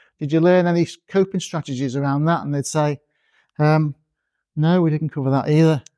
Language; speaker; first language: English; native; English